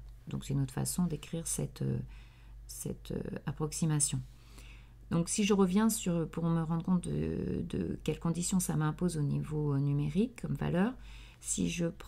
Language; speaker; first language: French; native; French